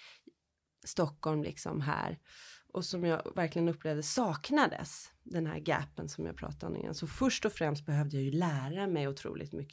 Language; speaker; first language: Swedish; early bilingual, heritage; Swedish